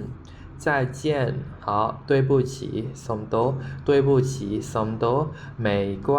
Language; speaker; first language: Chinese; non-native, learner; Khmer